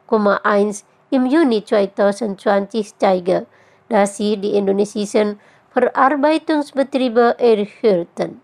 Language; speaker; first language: German; non-native, fluent; Indonesian